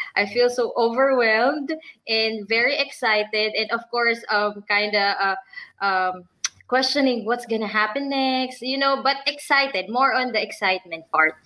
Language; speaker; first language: English; non-native, local second language; Filipino